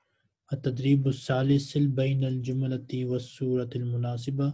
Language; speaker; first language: Arabic; non-native, fluent; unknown